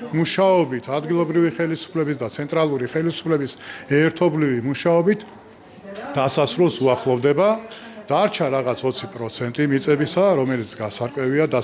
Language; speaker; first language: Georgian; native; Georgian